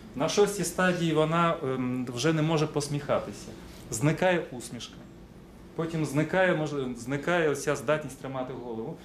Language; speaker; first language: Ukrainian; non-native, local second language; Russian